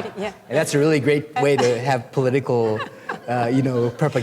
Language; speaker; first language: English; non-native, fluent; Spanish